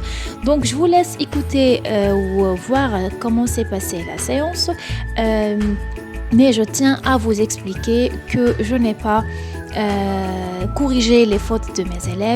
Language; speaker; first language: French; non-native, local second language; Arabic